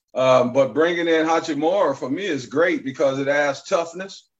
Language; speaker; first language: English; native; English